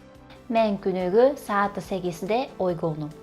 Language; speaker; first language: Kyrgyz; non-native, learner; Japanese